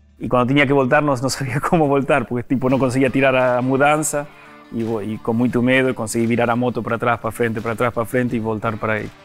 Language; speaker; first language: Portuguese; non-native, fluent; Spanish